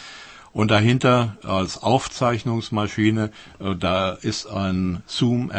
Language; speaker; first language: German; native; German